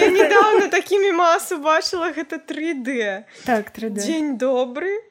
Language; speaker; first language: Belarusian; non-native, local second language; Russian